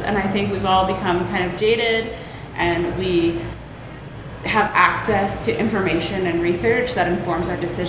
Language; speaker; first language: English; native; English